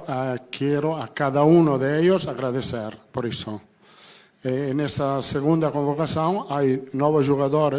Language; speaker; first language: Portuguese; non-native, fluent; Italian